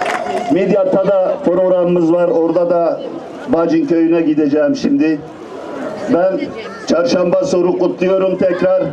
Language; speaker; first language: Turkish; native; Turkish